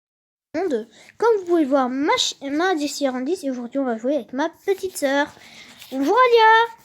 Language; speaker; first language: French; native; French